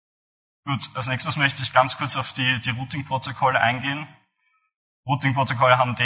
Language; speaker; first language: German; native; German